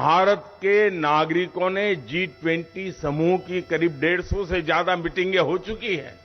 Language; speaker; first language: Hindi; non-native, local second language; Gujarati